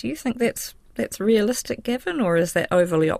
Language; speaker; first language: English; native; English